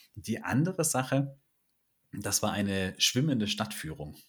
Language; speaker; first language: German; native; German